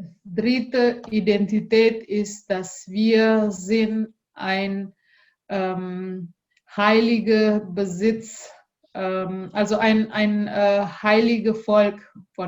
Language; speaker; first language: German; non-native, learner; Indonesian